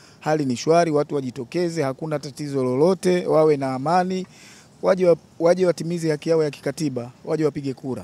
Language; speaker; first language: Swahili; native; Swahili